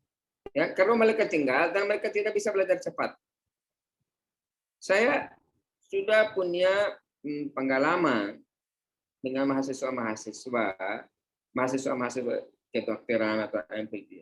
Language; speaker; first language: Indonesian; non-native, fluent; Hindi